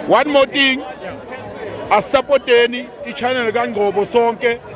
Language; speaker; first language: Zulu; native; Zulu